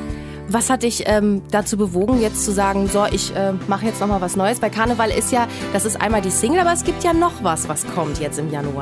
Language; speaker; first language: German; native; German